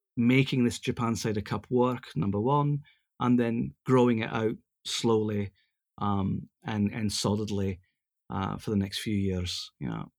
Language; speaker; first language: English; native; English